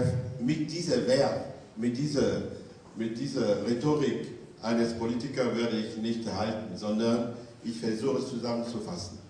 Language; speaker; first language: German; non-native, fluent; French